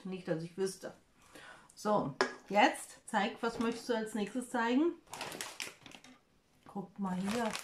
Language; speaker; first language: German; native; German